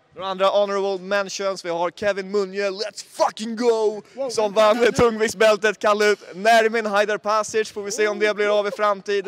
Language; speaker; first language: Swedish; native; Swedish